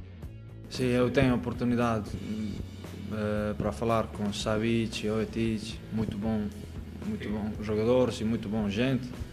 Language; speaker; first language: Portuguese; non-native, learner; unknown